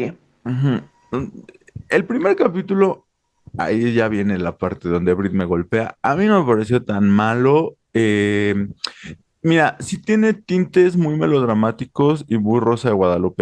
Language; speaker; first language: Spanish; native; Spanish